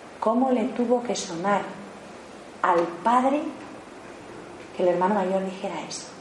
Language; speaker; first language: Spanish; native; Spanish